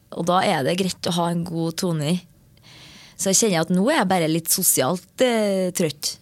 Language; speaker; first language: Norwegian; native; Norwegian